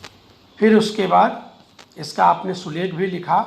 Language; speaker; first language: Hindi; native; Hindi